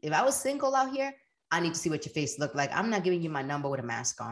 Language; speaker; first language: English; early bilingual, other home language; Spanish